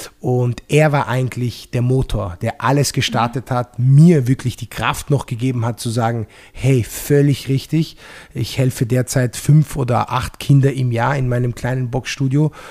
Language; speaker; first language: German; non-native, fluent; Italian